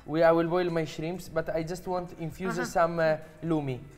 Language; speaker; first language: English; non-native, fluent; Italian